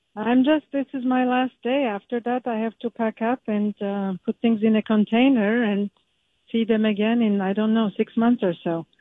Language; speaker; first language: English; early bilingual, other home language; Turkish